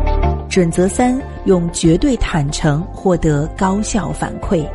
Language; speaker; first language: Chinese; native; Chinese